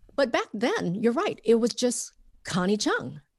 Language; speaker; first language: English; native; English